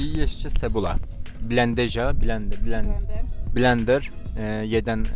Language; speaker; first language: Polish; non-native, learner; Turkish